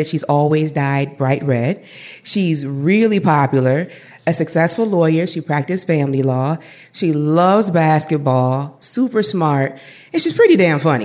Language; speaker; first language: English; native; English